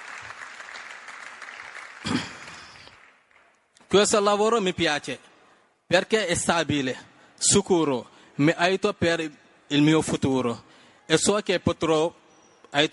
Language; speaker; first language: Italian; non-native, learner; Wolof